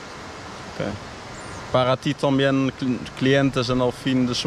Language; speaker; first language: Spanish; non-native, learner; Dutch